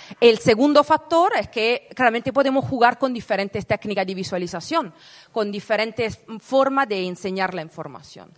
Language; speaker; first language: Spanish; non-native, fluent; Italian